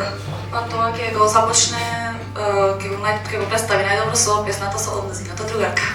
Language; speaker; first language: Macedonian; native; Macedonian